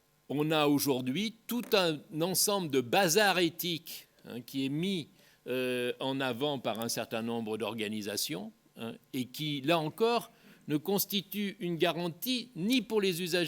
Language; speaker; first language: French; native; French